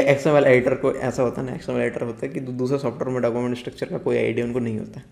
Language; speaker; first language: Hindi; native; Hindi